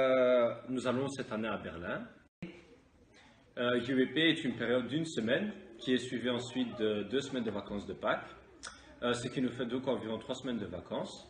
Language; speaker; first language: French; native; French